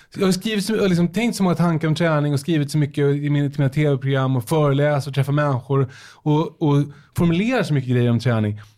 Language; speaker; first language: Swedish; native; Swedish